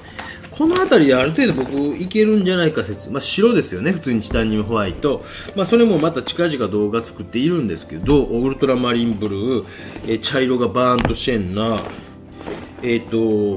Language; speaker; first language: Japanese; native; Japanese